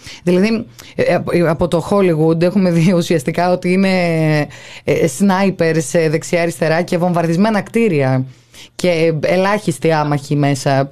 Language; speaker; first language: Greek; native; Greek